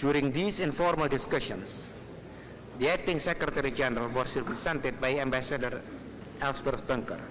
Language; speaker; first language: English; non-native, fluent; Indonesian